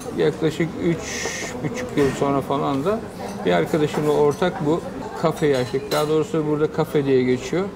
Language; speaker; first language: Turkish; native; Turkish